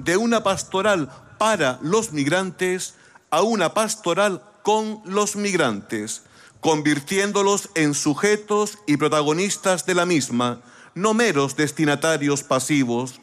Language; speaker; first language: Spanish; native; Spanish